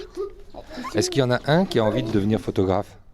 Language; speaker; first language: French; native; French